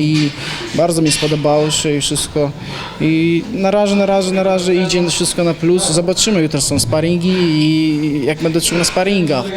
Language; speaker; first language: Polish; non-native, learner; Chechen